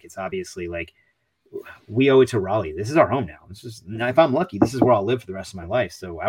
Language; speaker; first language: English; native; English